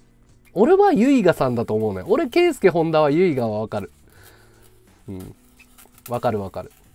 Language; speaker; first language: Japanese; native; Japanese